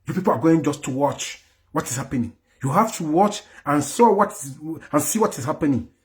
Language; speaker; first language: English; non-native, local second language; French